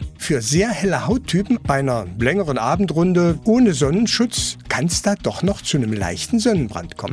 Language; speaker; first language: German; native; German